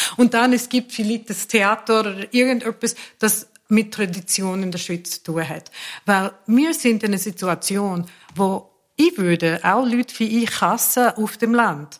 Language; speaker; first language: German; non-native, fluent; English